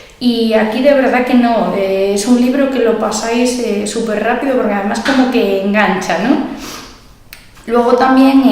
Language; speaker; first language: Spanish; native; Spanish